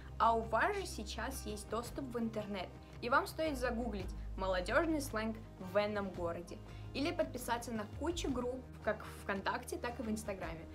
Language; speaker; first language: Russian; early bilingual, other home language; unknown